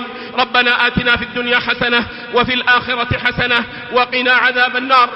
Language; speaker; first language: Arabic; native; Arabic